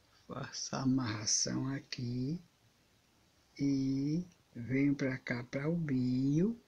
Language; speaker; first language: Portuguese; native; Portuguese